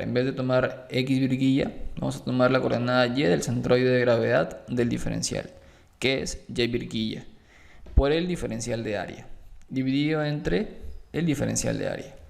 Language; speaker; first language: Spanish; native; Spanish